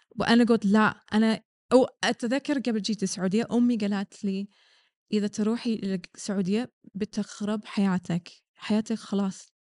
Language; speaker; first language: Arabic; non-native, learner; English